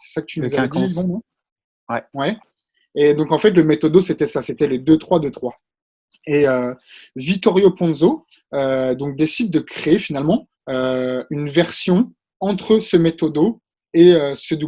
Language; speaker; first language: French; native; French